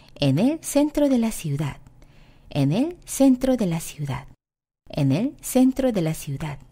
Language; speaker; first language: Spanish; non-native, fluent; Korean